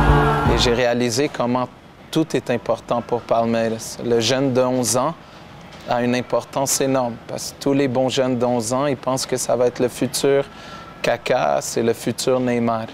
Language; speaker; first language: French; non-native, local second language; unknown